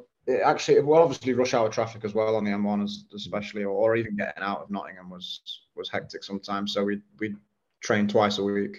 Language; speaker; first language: English; native; English